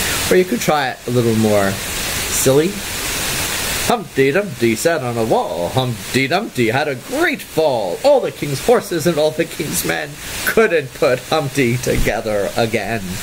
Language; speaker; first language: English; native; English